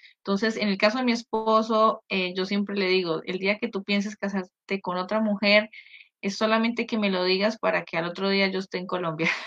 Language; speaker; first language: Spanish; native; Spanish